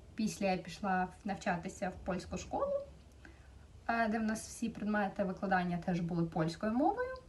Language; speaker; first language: Ukrainian; native; Ukrainian